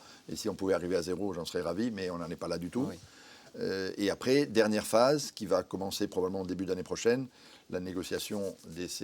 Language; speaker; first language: French; native; French